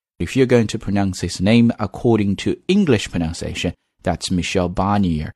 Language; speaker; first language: English; non-native, fluent; Chinese